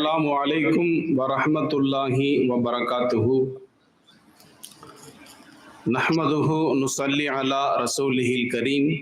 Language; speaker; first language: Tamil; native; Tamil